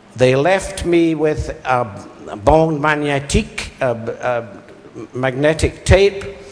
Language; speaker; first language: English; native; English